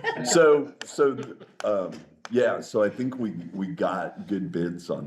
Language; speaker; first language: English; native; English